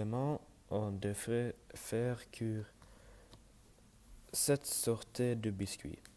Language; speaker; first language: French; non-native, learner; Norwegian